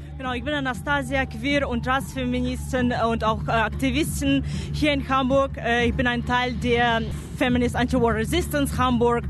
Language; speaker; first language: German; non-native, fluent; Russian